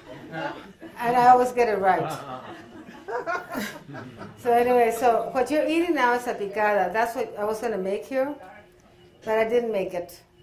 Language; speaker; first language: English; early bilingual, other home language; Spanish